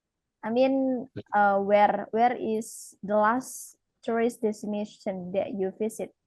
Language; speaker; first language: English; non-native, fluent; Indonesian